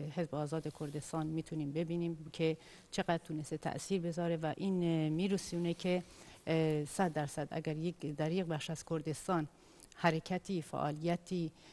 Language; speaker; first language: Persian; non-native, local second language; Kurdish